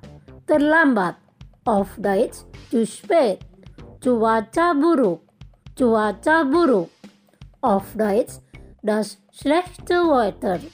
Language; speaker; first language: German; non-native, fluent; Indonesian